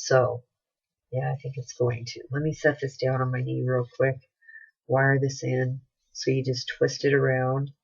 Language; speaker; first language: English; native; English